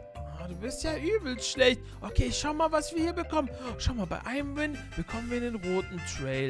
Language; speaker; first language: German; native; German